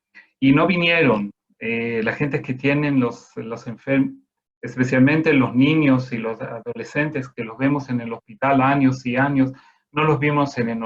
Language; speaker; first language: Spanish; non-native, fluent; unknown